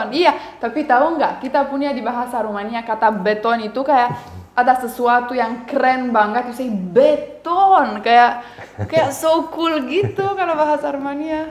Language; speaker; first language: Indonesian; non-native, fluent; Romanian